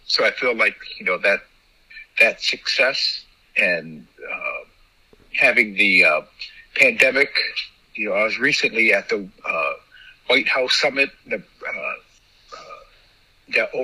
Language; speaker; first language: English; native; English